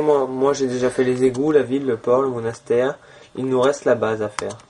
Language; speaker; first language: French; native; French